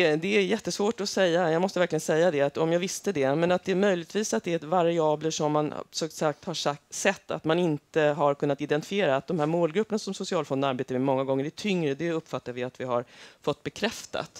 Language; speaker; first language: Swedish; native; Swedish